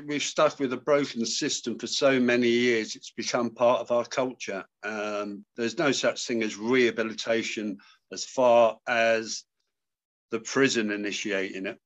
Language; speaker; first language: English; native; English